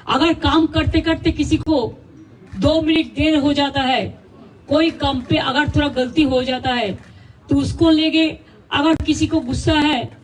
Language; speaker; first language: Hindi; non-native, local second language; Bangla